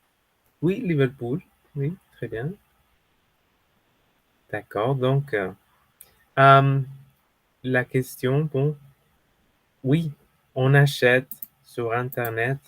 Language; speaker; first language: French; non-native, fluent; Spanish